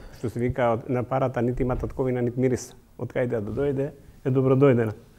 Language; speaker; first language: Macedonian; non-native, local second language; Albanian